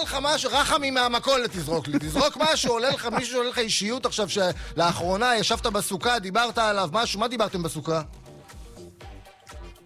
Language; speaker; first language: Hebrew; native; Hebrew